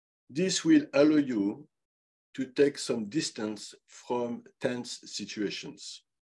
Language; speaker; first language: English; non-native, fluent; French